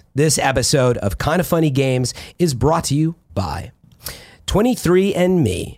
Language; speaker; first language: English; early bilingual, other home language; Italian